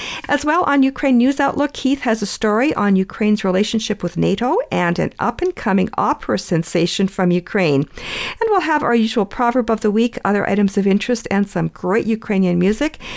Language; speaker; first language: English; early bilingual, other home language; Ukrainian